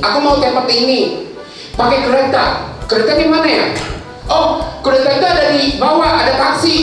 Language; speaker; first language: Indonesian; non-native, fluent; Japanese